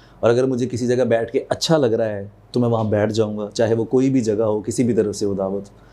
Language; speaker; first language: Urdu; non-native, local second language; Punjabi